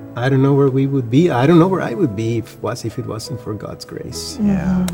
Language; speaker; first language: English; non-native, fluent; Spanish